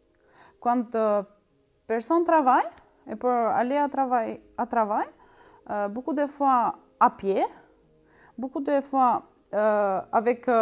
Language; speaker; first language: French; non-native, learner; Albanian